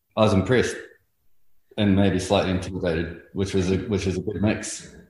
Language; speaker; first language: English; native; English